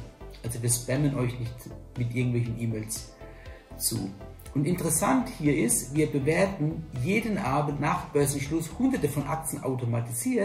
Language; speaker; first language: German; native; German